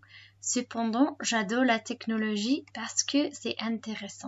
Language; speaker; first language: French; non-native, fluent; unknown